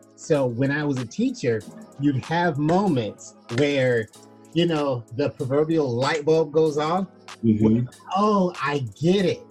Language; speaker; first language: English; native; English